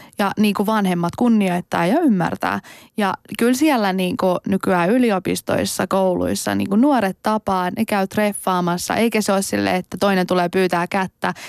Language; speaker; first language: Finnish; early bilingual, other home language; Persian